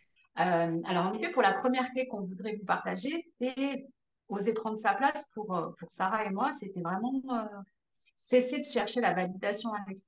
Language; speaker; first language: French; native; French